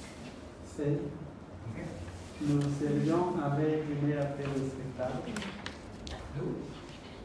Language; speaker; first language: French; non-native, learner; Khmer